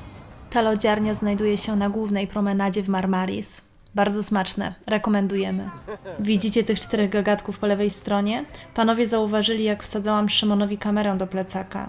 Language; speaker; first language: Polish; native; Polish